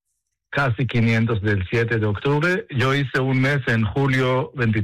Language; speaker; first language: Spanish; non-native, fluent; Hebrew